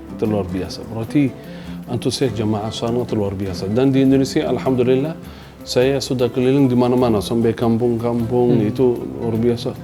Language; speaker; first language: Indonesian; non-native, fluent; Arabic